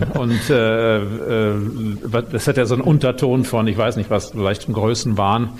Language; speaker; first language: German; native; German